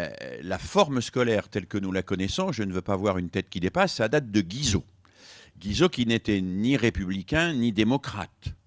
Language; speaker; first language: French; native; French